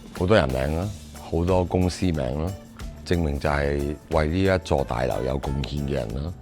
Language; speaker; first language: Cantonese; native; Cantonese